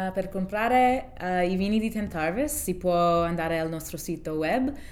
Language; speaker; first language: Italian; non-native, fluent; English